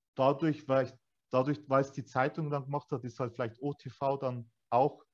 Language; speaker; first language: German; early bilingual, other home language; Turkish